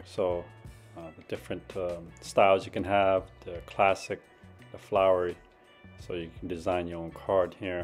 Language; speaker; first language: English; native; English